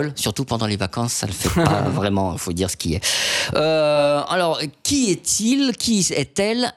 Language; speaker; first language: French; native; French